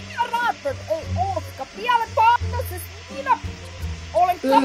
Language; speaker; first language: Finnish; non-native, learner; Estonian